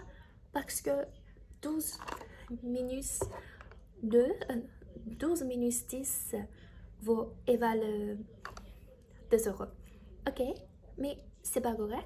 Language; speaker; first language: French; non-native, learner; Chinese